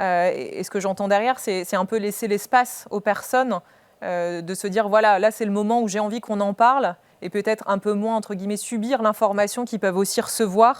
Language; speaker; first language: French; native; French